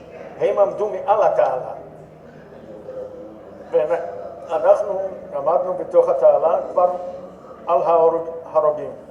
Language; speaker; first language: Hebrew; non-native, fluent; Yiddish